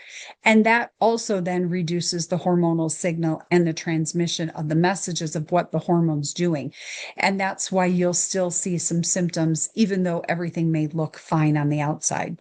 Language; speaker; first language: English; native; English